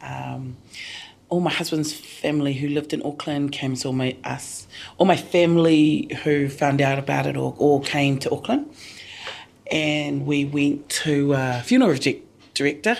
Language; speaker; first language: English; native; English